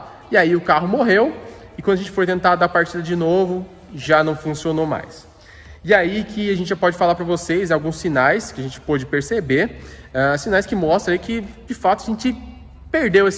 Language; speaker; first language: Portuguese; native; Portuguese